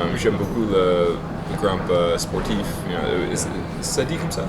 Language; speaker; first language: French; non-native, learner; English